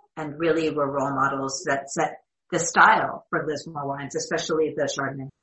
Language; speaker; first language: English; native; English